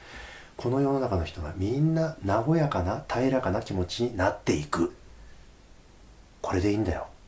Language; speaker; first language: Japanese; native; Japanese